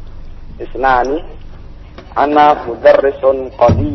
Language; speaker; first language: Arabic; non-native, learner; Indonesian